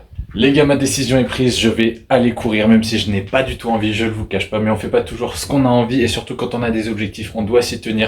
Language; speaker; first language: French; native; French